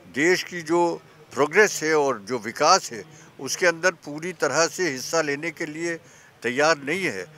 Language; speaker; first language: Hindi; native; Hindi